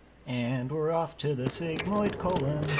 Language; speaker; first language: English; native; English